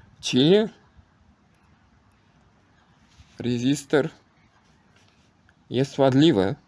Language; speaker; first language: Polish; non-native, learner; Ukrainian